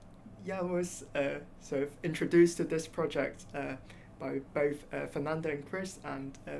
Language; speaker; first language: English; non-native, local second language; Cantonese